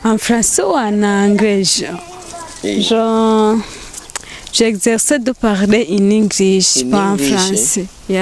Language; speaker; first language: French; non-native, learner; Rundi